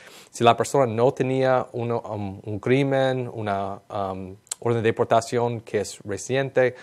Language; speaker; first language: Spanish; non-native, fluent; English